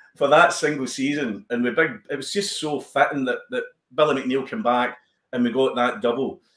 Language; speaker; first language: English; native; English